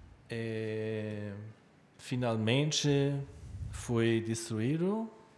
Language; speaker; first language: Portuguese; non-native, learner; German